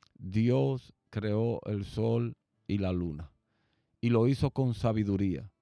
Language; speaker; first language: Spanish; native; Spanish